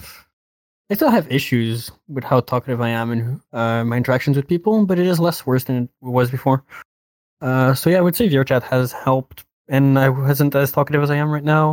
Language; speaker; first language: English; non-native, fluent; French